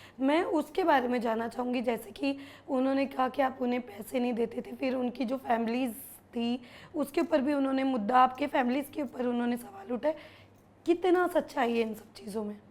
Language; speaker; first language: Hindi; native; Hindi